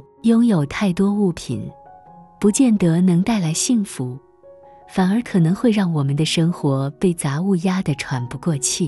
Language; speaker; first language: Chinese; native; Chinese